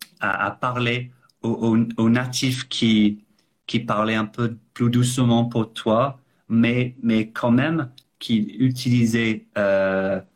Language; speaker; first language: French; non-native, fluent; English